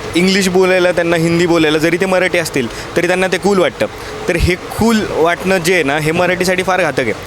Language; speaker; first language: Marathi; native; Marathi